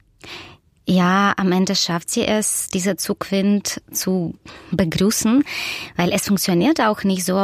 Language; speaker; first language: German; non-native, fluent; Russian